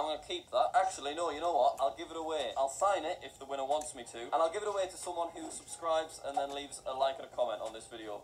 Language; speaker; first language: English; native; English